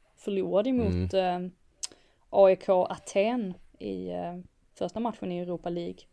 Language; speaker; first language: Swedish; native; Swedish